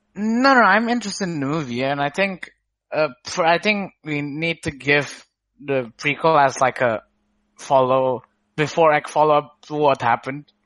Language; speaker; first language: English; non-native, fluent; Indonesian